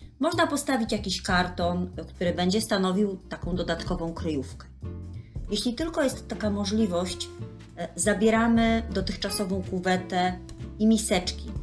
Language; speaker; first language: Polish; native; Polish